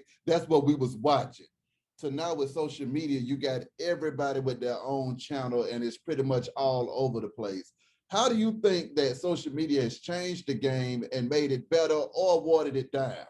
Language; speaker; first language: English; native; English